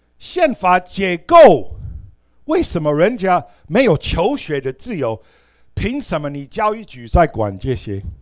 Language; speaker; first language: Chinese; non-native, fluent; English